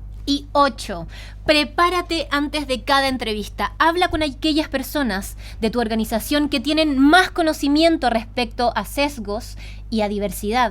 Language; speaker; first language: Spanish; native; Spanish